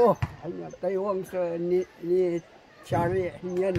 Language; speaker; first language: Chinese; non-native, local second language; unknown